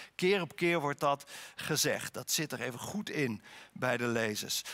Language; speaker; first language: Dutch; native; Dutch